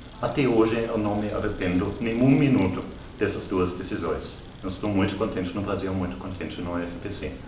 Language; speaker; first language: Portuguese; non-native, fluent; German